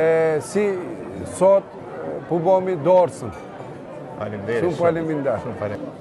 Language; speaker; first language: Albanian; early bilingual, heritage; Turkish